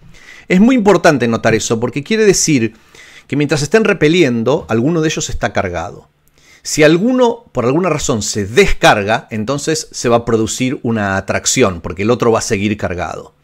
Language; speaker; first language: Spanish; native; Spanish